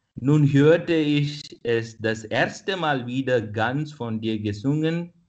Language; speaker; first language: German; non-native, fluent; Kannada